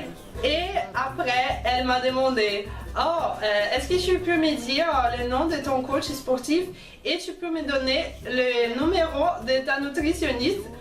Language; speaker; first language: French; non-native, fluent; Portuguese